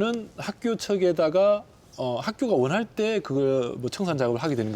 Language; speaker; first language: Korean; native; Korean